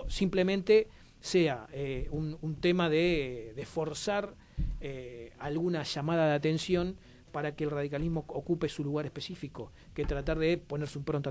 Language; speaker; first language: Spanish; native; Spanish